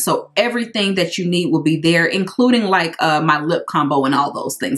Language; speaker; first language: English; native; English